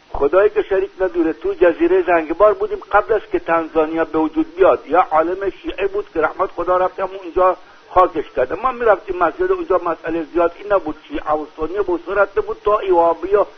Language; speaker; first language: Persian; non-native, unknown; Swahili